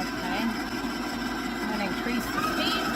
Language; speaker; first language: English; native; English